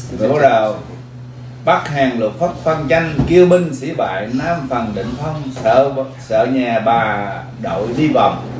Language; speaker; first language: Vietnamese; early bilingual, heritage; Vietnamese